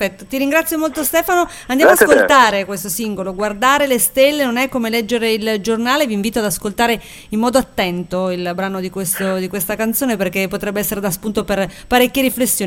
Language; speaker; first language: Italian; native; Italian